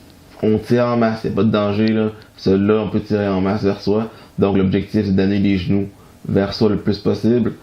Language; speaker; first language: French; native; French